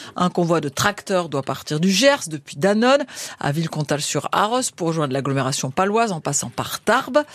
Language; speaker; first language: French; native; French